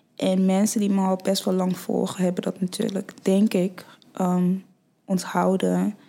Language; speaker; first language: Dutch; early bilingual, other home language; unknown